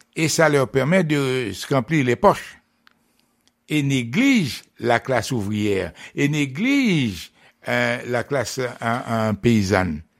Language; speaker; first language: French; non-native, local second language; Haitian Creole